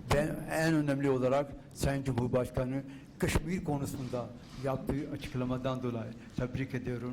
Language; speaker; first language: Turkish; non-native, fluent; Urdu